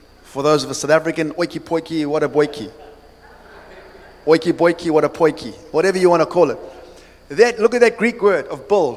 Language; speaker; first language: English; native; English